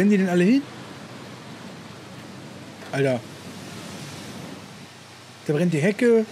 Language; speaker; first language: German; native; German